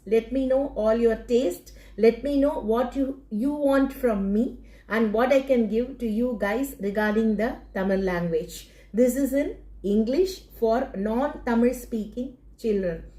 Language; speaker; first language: English; non-native, local second language; Tamil